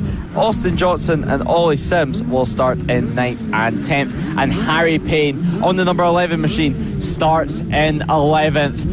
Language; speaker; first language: English; native; English